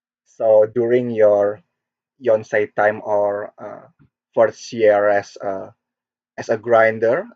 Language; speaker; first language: English; non-native, learner; Korean